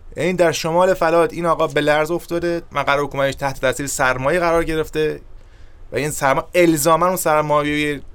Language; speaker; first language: Persian; native; Persian